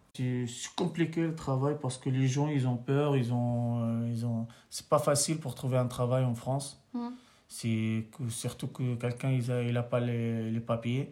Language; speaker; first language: French; non-native, local second language; Arabic